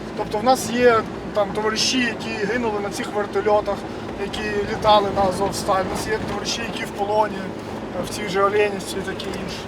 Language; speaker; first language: Ukrainian; native; Ukrainian